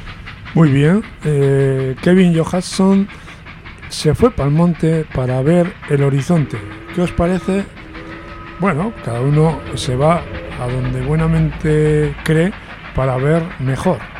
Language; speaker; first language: Spanish; native; Spanish